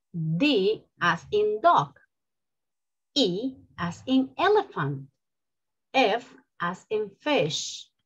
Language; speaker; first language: English; non-native, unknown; Spanish